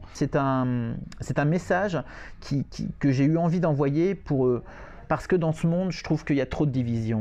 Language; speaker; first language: French; native; French